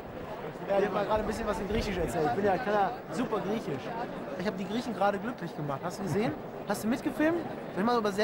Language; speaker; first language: German; native; German